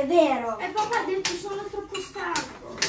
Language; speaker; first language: Italian; early bilingual, other home language; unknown